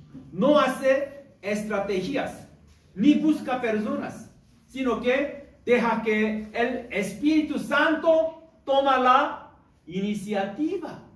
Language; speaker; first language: Spanish; non-native, learner; Korean